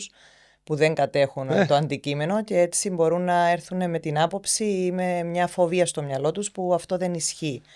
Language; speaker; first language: Greek; native; Greek